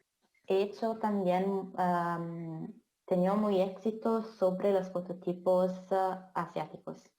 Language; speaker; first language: Spanish; non-native, fluent; Italian